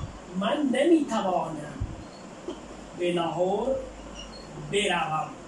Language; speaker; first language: Persian; non-native, fluent; Urdu